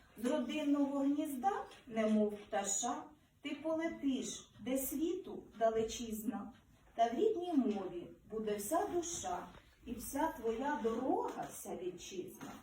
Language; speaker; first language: Ukrainian; native; Ukrainian